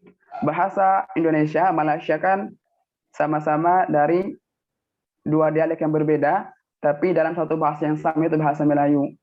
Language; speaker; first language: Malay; non-native, local second language; Javanese